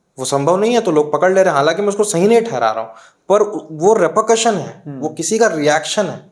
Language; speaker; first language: Hindi; native; Hindi